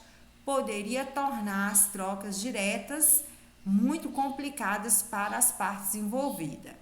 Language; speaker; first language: Portuguese; native; Portuguese